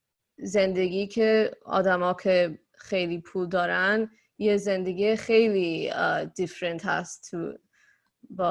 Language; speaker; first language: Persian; early bilingual, heritage; Persian